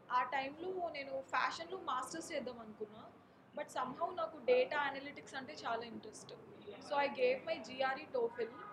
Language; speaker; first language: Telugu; non-native, local second language; Marathi